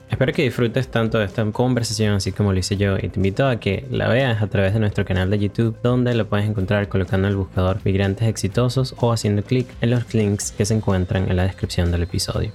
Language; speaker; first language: Spanish; native; Spanish